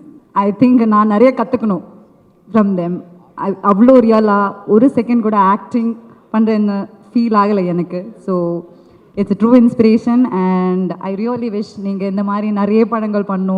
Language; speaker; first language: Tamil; non-native, learner; Malayalam